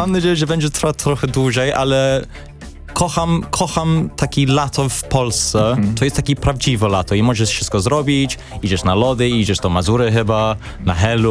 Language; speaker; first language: Polish; non-native, learner; English